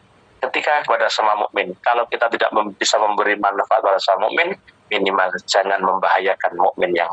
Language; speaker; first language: Indonesian; native; Indonesian